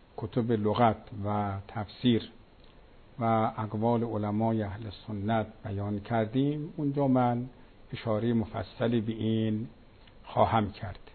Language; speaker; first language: Persian; native; Persian